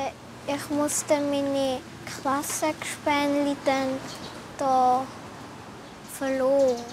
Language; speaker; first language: German; early bilingual, other home language; Korean